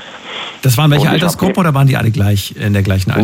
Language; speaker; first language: German; native; German